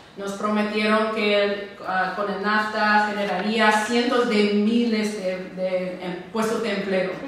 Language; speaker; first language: Spanish; non-native, fluent; English